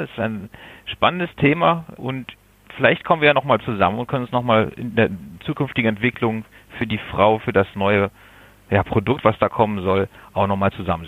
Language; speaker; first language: German; native; German